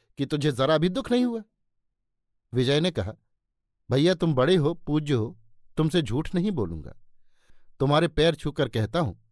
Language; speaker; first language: Hindi; native; Hindi